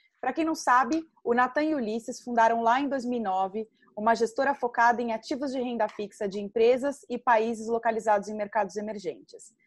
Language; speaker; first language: Portuguese; native; Portuguese